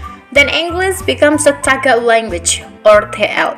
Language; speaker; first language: English; non-native, fluent; Indonesian